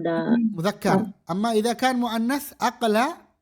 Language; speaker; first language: Arabic; non-native, fluent; Indonesian